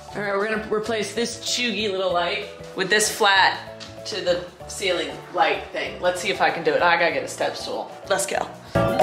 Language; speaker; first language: English; native; English